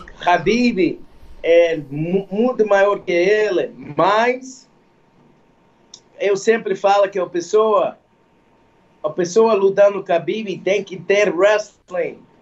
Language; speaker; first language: Portuguese; non-native, fluent; English